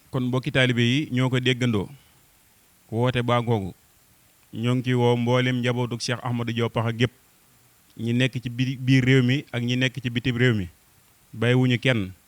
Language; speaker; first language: Wolof; native; Wolof